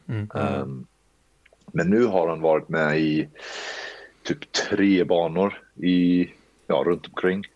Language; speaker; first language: Swedish; early bilingual, heritage; Swedish